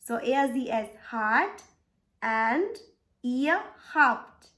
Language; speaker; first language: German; non-native, fluent; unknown